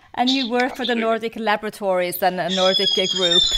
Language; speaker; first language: English; non-native, fluent; Norwegian